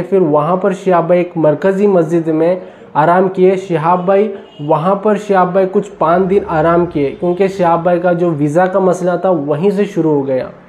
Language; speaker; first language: Hindi; non-native, local second language; Urdu